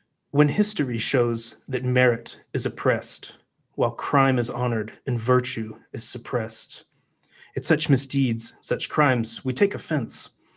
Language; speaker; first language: English; native; English